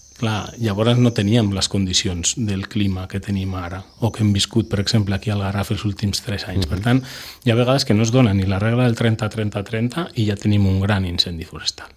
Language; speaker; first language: Catalan; non-native, local second language; Spanish